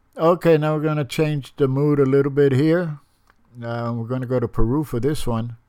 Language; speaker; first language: English; early bilingual, other home language; Spanish